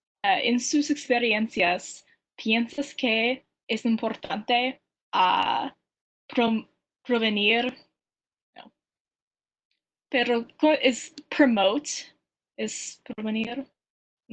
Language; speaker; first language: Spanish; non-native, learner; English